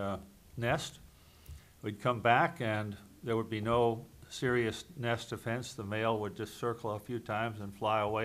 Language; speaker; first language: English; native; English